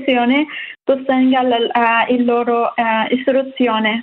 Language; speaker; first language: Italian; non-native, learner; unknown